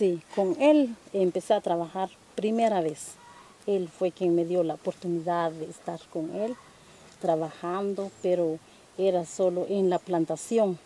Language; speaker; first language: Spanish; non-native, local second language; Kaqchikel